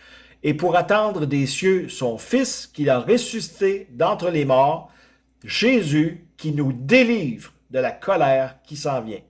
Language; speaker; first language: French; native; French